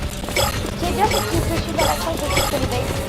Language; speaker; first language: French; native; French